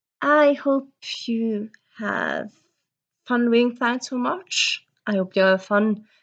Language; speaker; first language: English; early bilingual, heritage; Norwegian